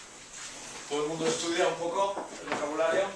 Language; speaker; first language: Spanish; non-native, fluent; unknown